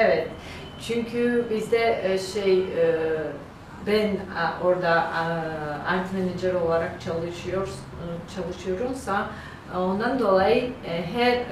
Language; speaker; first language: Turkish; non-native, learner; Georgian